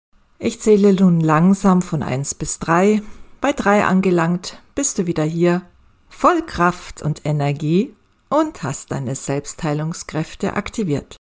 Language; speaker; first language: German; native; German